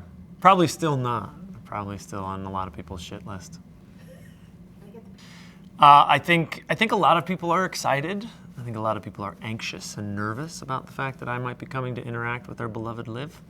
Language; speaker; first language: English; native; English